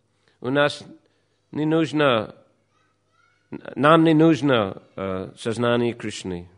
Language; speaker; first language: Russian; non-native, fluent; English